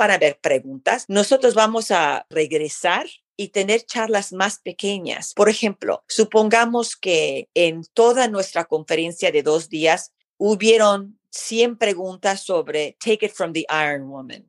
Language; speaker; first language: Spanish; early bilingual, heritage; Spanish